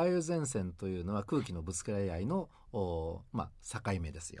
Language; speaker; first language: Japanese; native; Japanese